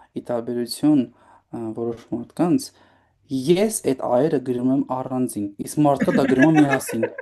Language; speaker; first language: Armenian; native; Armenian